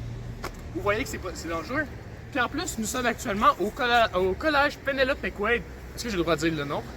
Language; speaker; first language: French; native; French